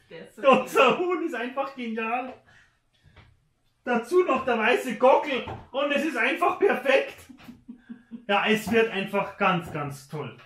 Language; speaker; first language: German; native; German